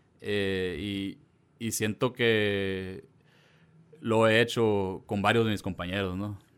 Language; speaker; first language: Spanish; early bilingual, heritage; Spanish